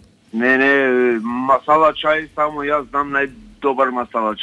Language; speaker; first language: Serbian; non-native, learner; Slovenian